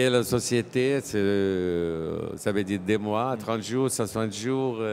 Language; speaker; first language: French; non-native, fluent; Portuguese